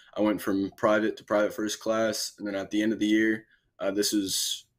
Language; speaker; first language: English; native; English